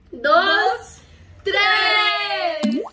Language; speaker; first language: Spanish; native; Spanish